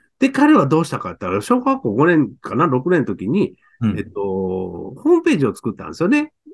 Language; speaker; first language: Japanese; native; Japanese